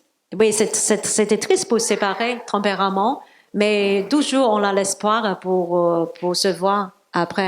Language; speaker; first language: French; non-native, learner; Cantonese